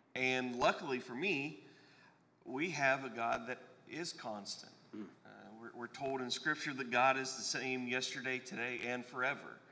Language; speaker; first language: English; native; English